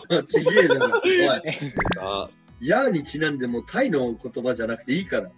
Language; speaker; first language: Japanese; native; Japanese